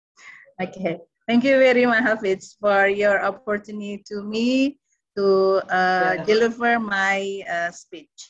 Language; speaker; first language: English; non-native, learner; Indonesian